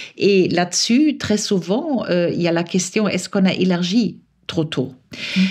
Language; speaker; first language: French; non-native, fluent; German